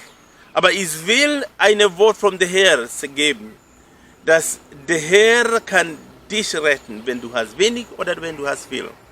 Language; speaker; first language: German; non-native, fluent; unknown